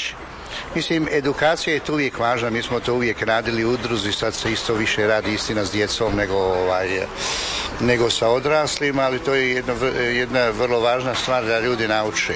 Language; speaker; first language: Serbian; native; Serbian